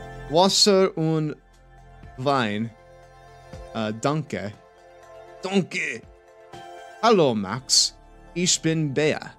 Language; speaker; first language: German; non-native, learner; English